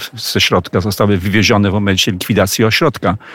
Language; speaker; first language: Polish; native; Polish